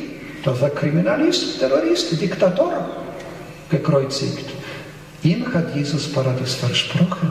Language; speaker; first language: German; non-native, fluent; Polish